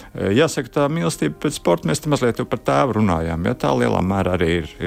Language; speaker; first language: Latvian; native; Latvian